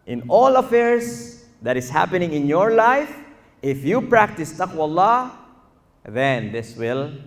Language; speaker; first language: English; non-native, local second language; Filipino